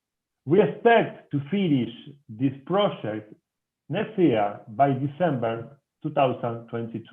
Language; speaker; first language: English; non-native, fluent; Spanish